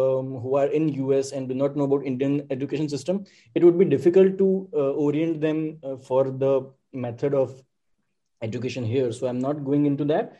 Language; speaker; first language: English; non-native, local second language; Gujarati